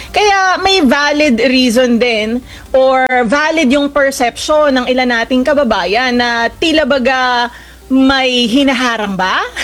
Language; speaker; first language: Filipino; native; Filipino